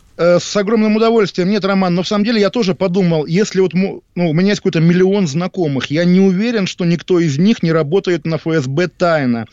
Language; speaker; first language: Russian; native; Russian